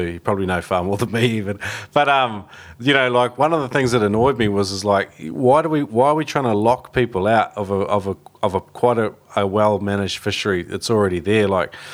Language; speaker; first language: English; native; English